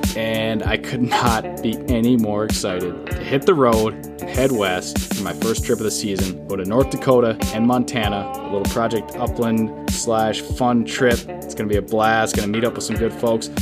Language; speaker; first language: English; native; English